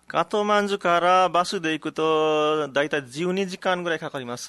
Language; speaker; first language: Japanese; non-native, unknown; Nepali